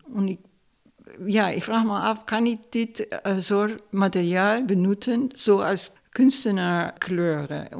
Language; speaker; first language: Dutch; non-native, fluent; Spanish